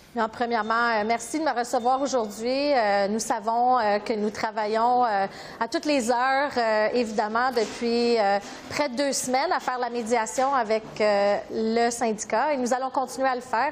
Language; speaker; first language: French; native; French